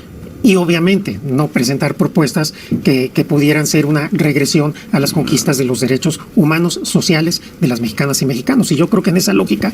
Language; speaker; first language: Spanish; native; Spanish